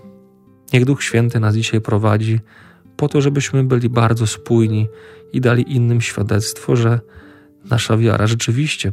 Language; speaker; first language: Polish; native; Polish